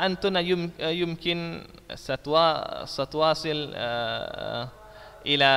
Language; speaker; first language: Arabic; non-native, fluent; Indonesian